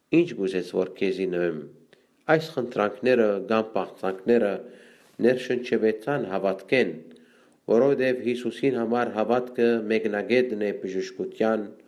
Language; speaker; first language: Armenian; early bilingual, heritage; Armenian